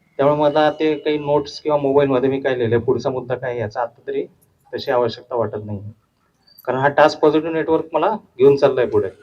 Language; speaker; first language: Marathi; non-native, local second language; Hindi